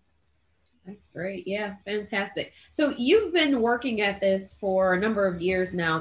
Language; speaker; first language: English; native; English